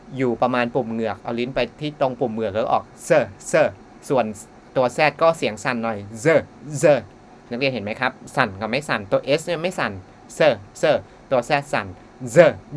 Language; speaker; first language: Thai; native; Thai